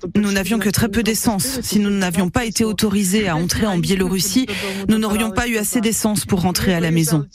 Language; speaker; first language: French; non-native, fluent; Ukrainian